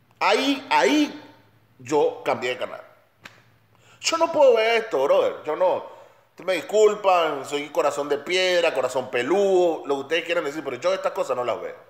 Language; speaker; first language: Spanish; native; Spanish